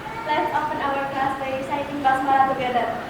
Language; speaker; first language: English; non-native, learner; Indonesian